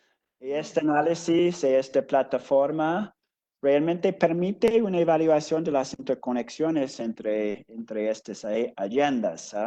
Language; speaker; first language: Spanish; non-native, fluent; English